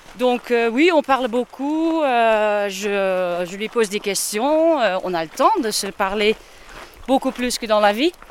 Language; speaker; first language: French; non-native, fluent; Dutch